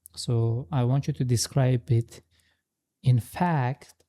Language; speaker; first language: English; non-native, fluent; Uzbek